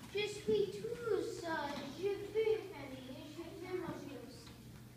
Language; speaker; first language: French; non-native, learner; English